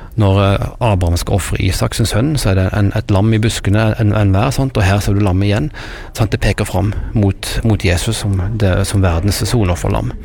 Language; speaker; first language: Norwegian; native; Norwegian